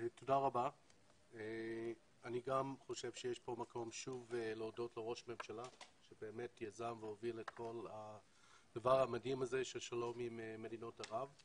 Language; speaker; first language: Hebrew; native; Hebrew